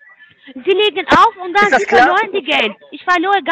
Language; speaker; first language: German; non-native, learner; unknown